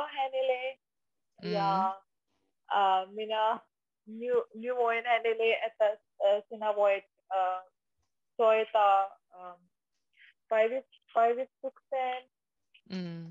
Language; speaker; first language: Finnish; non-native, learner; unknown